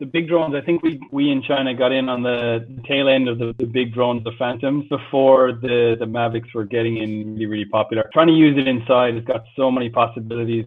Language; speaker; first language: English; native; English